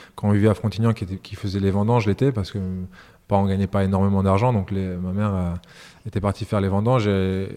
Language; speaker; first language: French; early bilingual, other home language; Serbian